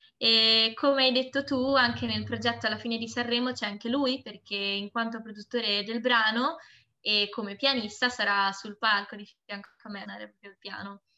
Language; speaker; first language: Italian; native; Italian